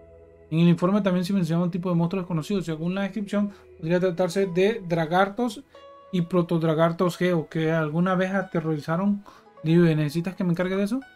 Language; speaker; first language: Spanish; native; Spanish